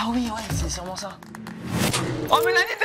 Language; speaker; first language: French; native; French